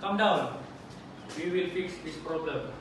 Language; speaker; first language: English; non-native, learner; Malay